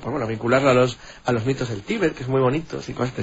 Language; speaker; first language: Spanish; native; Spanish